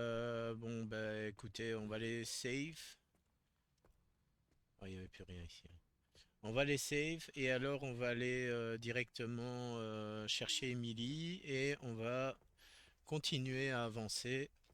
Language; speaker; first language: French; native; French